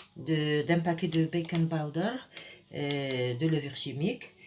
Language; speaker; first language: French; non-native, local second language; Arabic